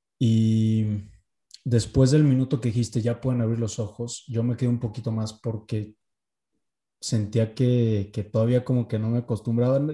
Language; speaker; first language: Spanish; native; Spanish